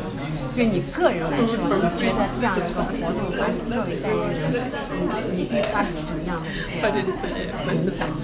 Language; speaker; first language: Chinese; native; Chinese